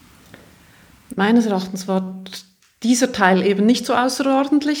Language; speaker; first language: German; native; German